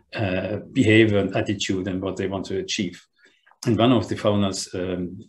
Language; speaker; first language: English; non-native, fluent; German